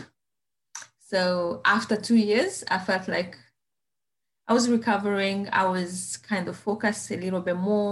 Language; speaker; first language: English; non-native, fluent; Kinyarwanda